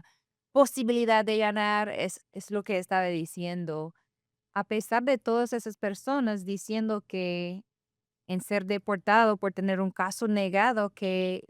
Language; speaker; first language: Spanish; non-native, fluent; English